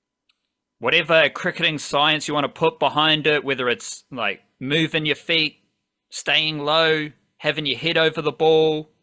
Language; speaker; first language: English; native; English